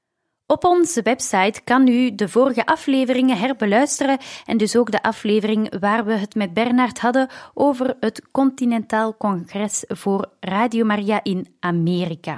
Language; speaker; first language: Dutch; native; Dutch